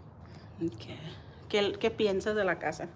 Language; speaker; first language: Spanish; early bilingual, heritage; Spanish